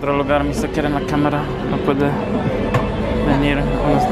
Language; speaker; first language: Spanish; non-native, learner; English